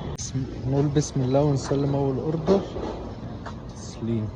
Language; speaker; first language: Arabic; native; Arabic